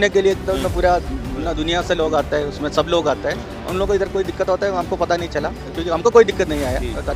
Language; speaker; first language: Hindi; non-native, local second language; Malayalam